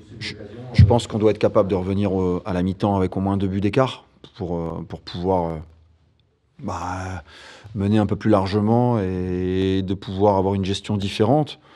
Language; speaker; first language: French; native; French